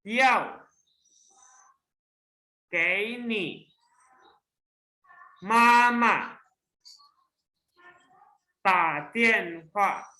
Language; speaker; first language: Chinese; non-native, fluent; Indonesian